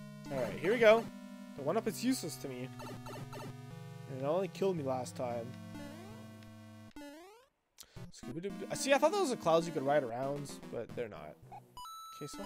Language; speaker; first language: English; native; English